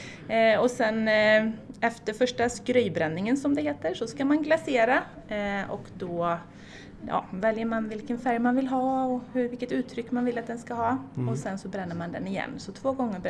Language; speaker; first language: Swedish; native; Swedish